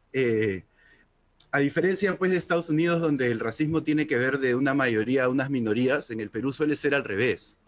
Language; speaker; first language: Spanish; native; Spanish